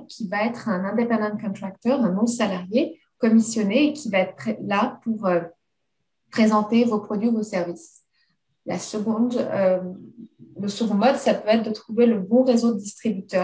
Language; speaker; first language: French; native; French